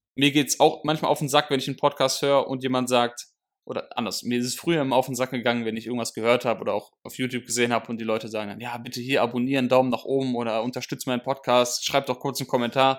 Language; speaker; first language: German; native; German